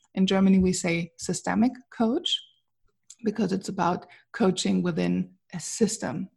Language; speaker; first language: English; non-native, fluent; German